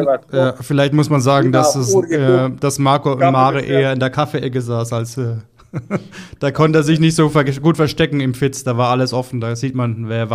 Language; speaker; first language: German; native; German